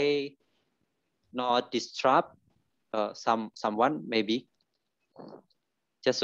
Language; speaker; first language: English; non-native, learner; Indonesian